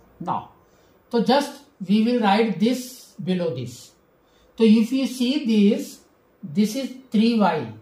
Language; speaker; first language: English; non-native, local second language; Hindi